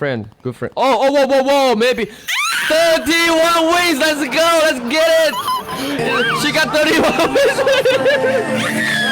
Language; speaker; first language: English; non-native, fluent; Chinese